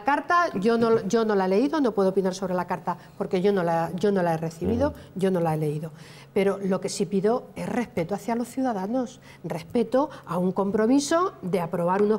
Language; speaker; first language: Spanish; native; Spanish